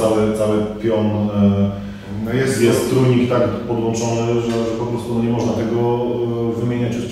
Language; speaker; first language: Polish; native; Polish